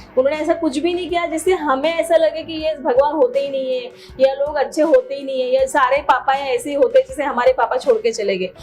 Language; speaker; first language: Hindi; non-native, local second language; Marathi